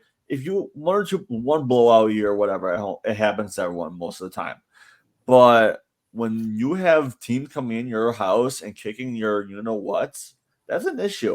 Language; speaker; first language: English; native; English